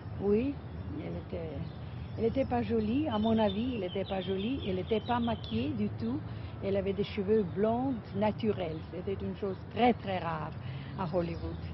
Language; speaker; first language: French; non-native, fluent; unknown